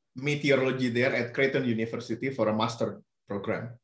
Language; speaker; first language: English; non-native, fluent; Indonesian